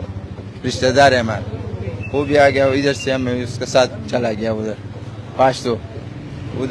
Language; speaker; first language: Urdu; non-native, local second language; Pashto